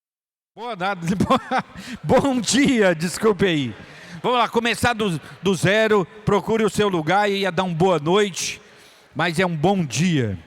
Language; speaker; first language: Portuguese; native; Portuguese